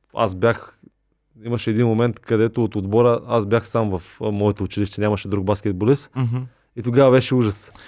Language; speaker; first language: Bulgarian; native; Bulgarian